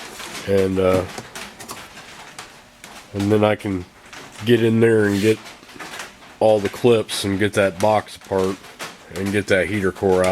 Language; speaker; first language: English; native; English